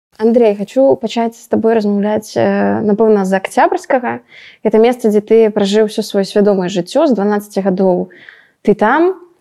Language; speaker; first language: Belarusian; native; Belarusian